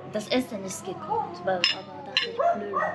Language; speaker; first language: German; non-native, learner; Japanese